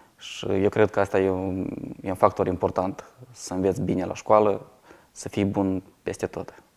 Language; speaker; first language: Romanian; native; Romanian